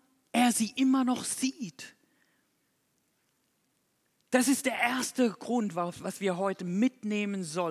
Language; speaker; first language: German; non-native, fluent; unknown